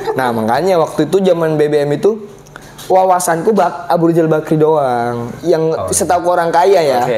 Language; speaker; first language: Indonesian; native; Indonesian